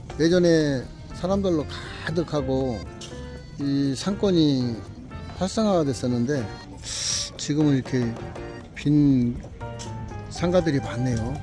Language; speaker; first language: Korean; native; Korean